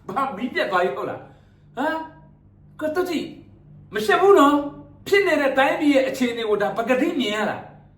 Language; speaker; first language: Burmese; native; Burmese